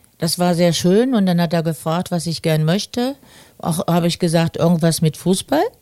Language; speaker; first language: German; native; German